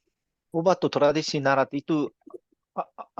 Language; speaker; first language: Indonesian; non-native, learner; Japanese